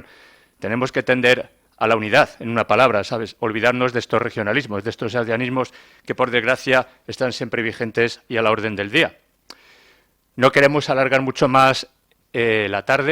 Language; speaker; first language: Spanish; native; Spanish